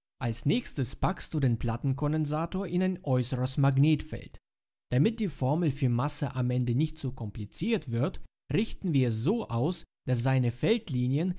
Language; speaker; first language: German; native; German